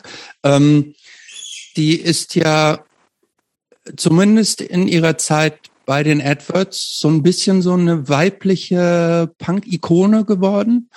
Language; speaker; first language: German; native; German